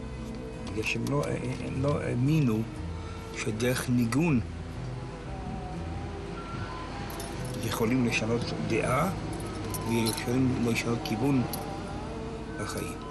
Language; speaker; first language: Hebrew; non-native, fluent; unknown